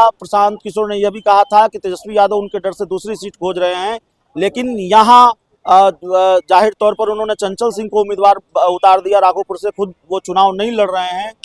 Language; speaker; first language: Hindi; native; Hindi